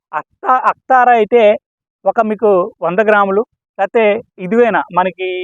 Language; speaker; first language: Telugu; native; Telugu